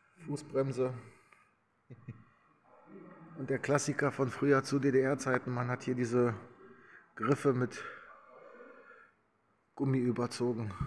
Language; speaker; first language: German; native; German